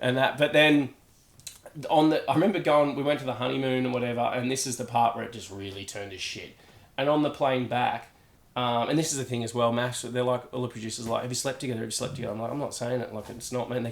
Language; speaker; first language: English; native; English